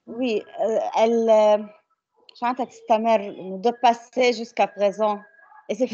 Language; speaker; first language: French; non-native, learner; Arabic